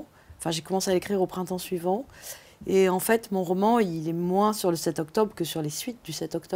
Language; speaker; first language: French; native; French